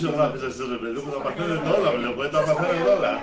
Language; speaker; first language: Greek; native; Greek